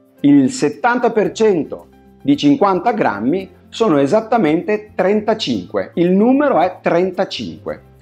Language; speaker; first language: Italian; native; Italian